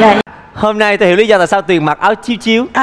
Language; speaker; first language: Vietnamese; native; Vietnamese